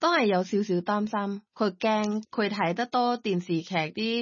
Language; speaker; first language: Cantonese; non-native, learner; Thai